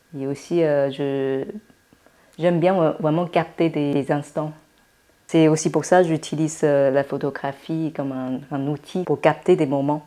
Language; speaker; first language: French; non-native, fluent; Chinese